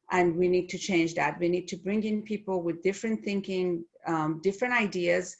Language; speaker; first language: English; non-native, fluent; Persian